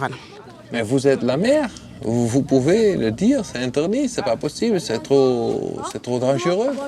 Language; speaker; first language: French; non-native, fluent; Dutch